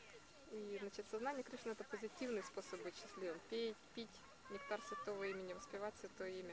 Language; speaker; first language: Russian; native; Russian